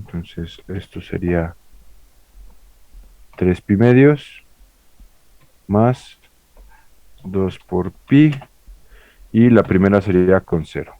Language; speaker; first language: Spanish; native; Spanish